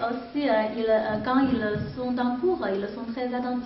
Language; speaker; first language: French; non-native, fluent; Chinese